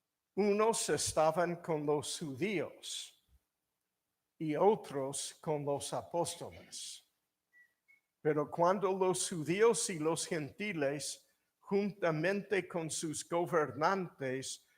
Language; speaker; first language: Spanish; non-native, fluent; English